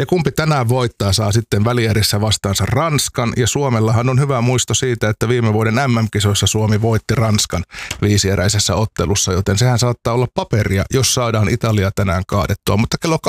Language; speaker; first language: Finnish; native; Finnish